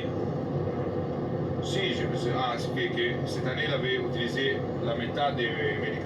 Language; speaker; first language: French; non-native, learner; Italian